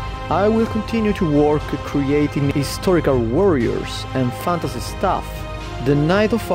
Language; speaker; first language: English; non-native, fluent; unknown